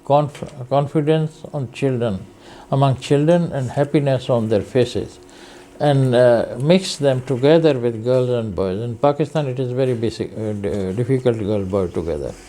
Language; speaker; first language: English; non-native, fluent; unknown